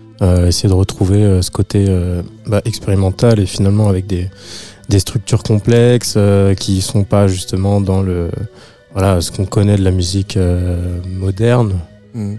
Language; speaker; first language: French; native; French